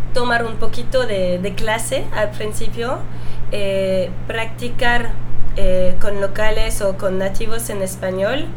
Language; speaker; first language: Spanish; non-native, fluent; French